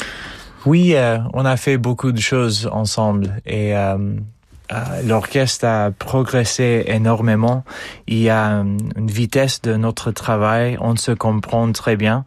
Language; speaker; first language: French; non-native, fluent; English